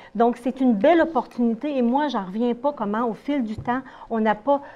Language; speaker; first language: French; native; French